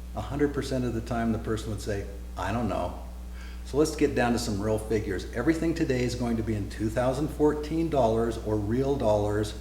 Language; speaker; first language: English; native; English